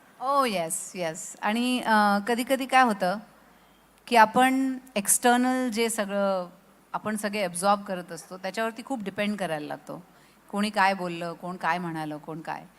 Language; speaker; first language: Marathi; native; Marathi